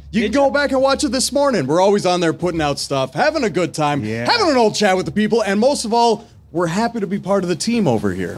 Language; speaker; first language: English; native; English